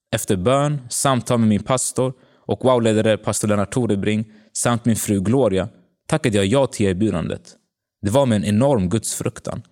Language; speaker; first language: Swedish; early bilingual, other home language; Tigrinya